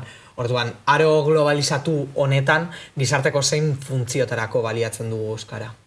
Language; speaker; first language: Basque; native; Basque